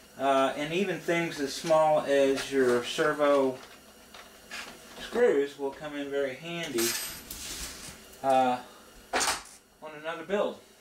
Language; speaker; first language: English; native; English